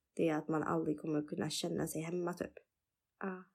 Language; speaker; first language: Swedish; early bilingual, other home language; Russian